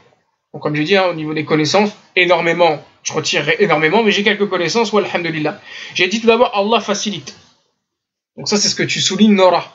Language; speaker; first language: French; native; French